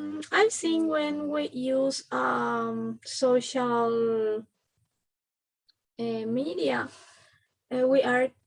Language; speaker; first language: English; non-native, learner; Spanish